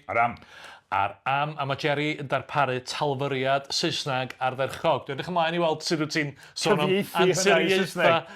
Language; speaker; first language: Welsh; native; Welsh